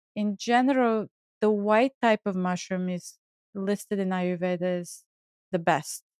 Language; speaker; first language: English; non-native, fluent; Bulgarian